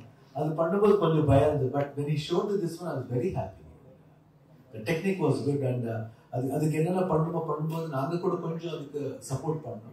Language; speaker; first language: Tamil; non-native, learner; Kannada